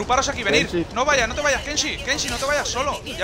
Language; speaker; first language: Spanish; native; Spanish